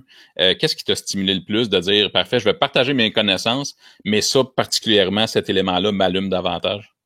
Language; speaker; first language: French; native; French